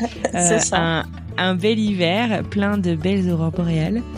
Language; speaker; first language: French; native; French